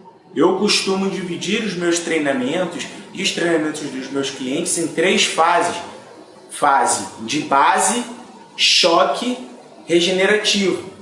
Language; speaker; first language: Portuguese; native; Portuguese